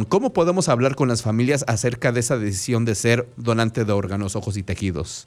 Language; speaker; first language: Spanish; native; Spanish